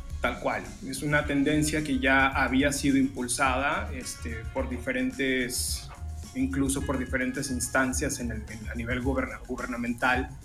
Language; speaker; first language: Spanish; native; Spanish